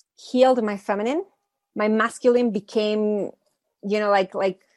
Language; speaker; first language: English; early bilingual, other home language; Spanish